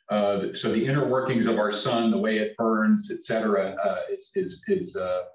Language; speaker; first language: English; native; English